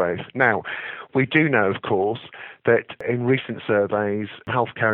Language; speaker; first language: English; native; English